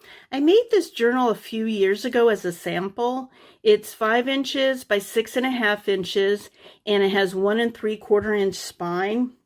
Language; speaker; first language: English; native; English